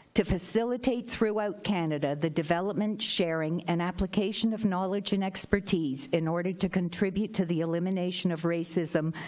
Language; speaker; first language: English; native; English